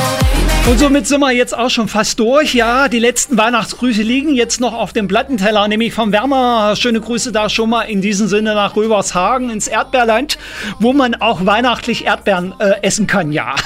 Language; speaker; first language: German; native; German